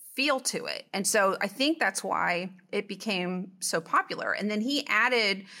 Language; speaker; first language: English; native; English